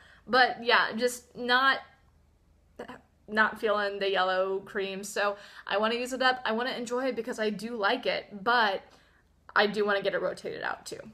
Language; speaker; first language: English; native; English